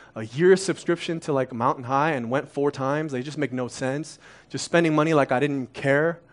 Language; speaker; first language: English; early bilingual, other home language; Korean